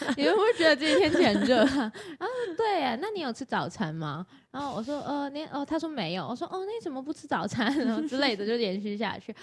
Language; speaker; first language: Chinese; non-native, local second language; Cantonese